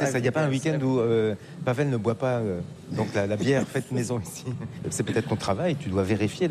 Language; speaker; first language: French; native; French